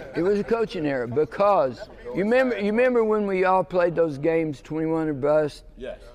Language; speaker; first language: English; native; English